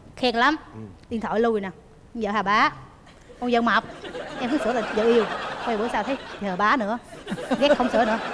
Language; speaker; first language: Vietnamese; native; Vietnamese